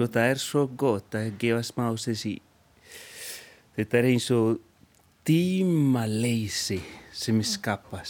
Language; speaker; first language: Icelandic; non-native, fluent; Spanish